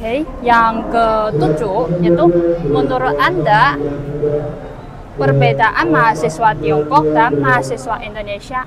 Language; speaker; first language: Indonesian; non-native, fluent; Chinese